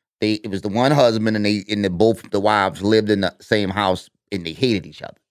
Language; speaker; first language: English; native; English